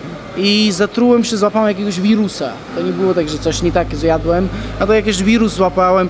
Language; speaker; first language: Polish; non-native, fluent; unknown